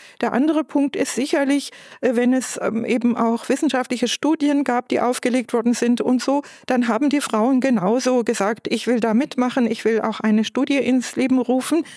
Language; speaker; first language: German; non-native, fluent; Turkish